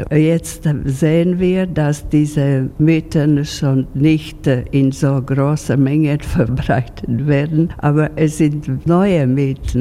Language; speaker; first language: German; non-native, fluent; Slovak